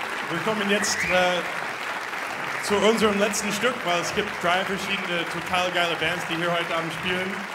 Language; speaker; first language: German; non-native, fluent; English